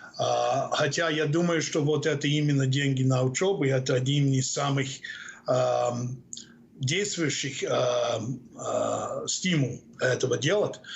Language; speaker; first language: Russian; non-native, fluent; English